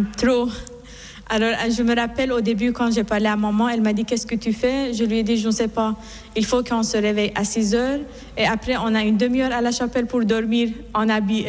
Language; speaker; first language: French; non-native, fluent; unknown